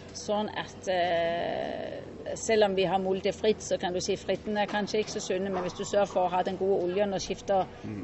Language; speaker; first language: Norwegian; native; Norwegian